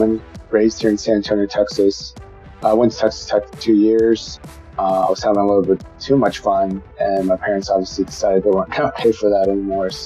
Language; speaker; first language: English; native; English